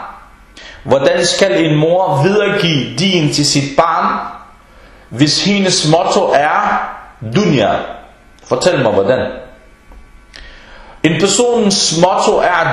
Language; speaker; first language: Danish; early bilingual, other home language; Arabic